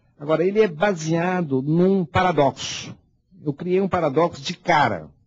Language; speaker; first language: Portuguese; early bilingual, heritage; Portuguese